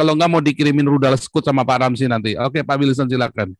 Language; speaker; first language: Indonesian; native; Indonesian